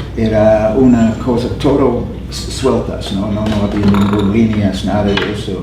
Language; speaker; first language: Spanish; non-native, fluent; English